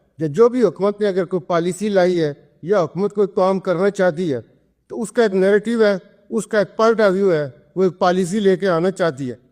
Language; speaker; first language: Urdu; non-native, local second language; Pahari-Potwari